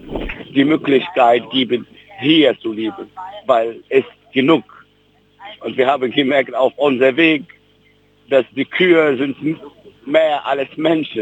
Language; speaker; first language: German; non-native, fluent; Arabic